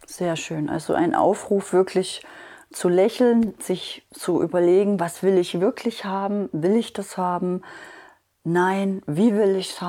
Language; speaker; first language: German; native; German